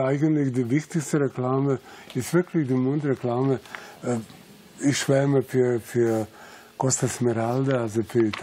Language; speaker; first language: German; non-native, fluent; Serbian